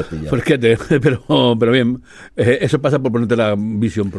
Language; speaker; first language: Spanish; native; Spanish